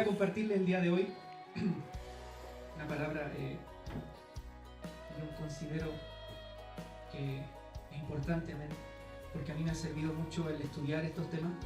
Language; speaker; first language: Spanish; native; Spanish